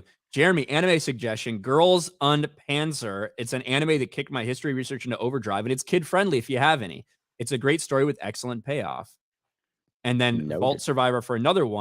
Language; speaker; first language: English; native; English